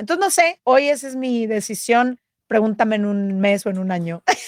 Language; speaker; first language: Spanish; native; Spanish